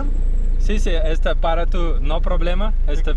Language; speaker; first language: Spanish; non-native, learner; Russian